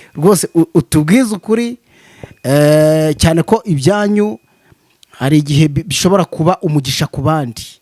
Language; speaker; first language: Kinyarwanda; native; Kinyarwanda